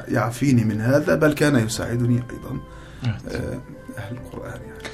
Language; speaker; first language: Arabic; non-native, fluent; Turkish